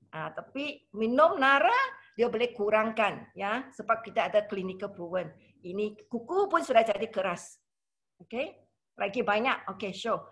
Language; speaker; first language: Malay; non-native, local second language; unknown